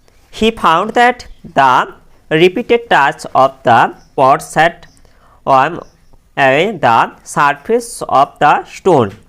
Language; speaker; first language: English; non-native, local second language; Bangla